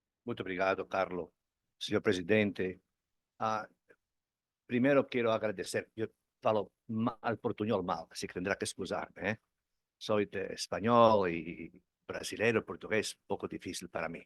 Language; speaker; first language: Portuguese; non-native, learner; Spanish